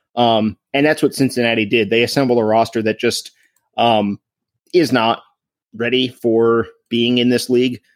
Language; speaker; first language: English; native; English